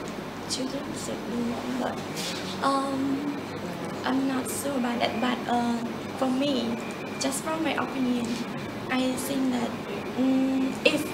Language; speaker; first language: English; non-native, learner; Khmer